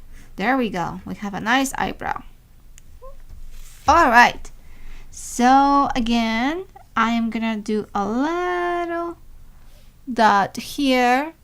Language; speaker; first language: English; non-native, fluent; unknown